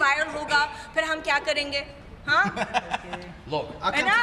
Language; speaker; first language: Hindi; non-native, fluent; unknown